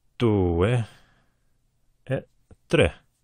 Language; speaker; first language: Italian; non-native, learner; Korean